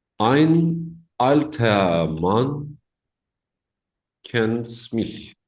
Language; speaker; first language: German; non-native, fluent; Turkish